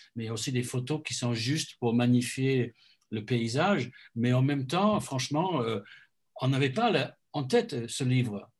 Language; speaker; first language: French; non-native, fluent; English